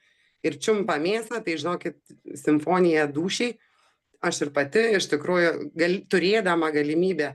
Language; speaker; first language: Lithuanian; native; Lithuanian